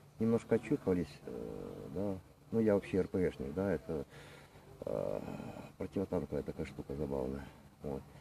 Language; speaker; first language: Russian; native; Russian